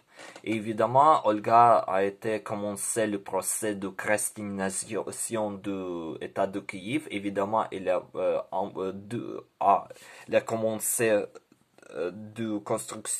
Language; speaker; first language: French; non-native, learner; Ukrainian